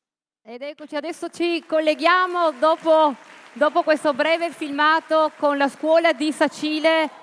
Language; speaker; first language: Italian; native; Italian